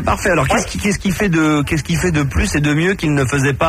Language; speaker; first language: French; native; French